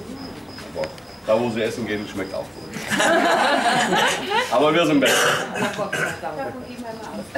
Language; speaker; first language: German; non-native, fluent; Turkish